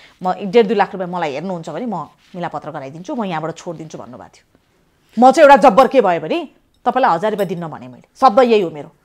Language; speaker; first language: Nepali; native; Nepali